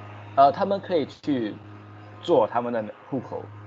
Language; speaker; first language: Chinese; early bilingual, heritage; Chinese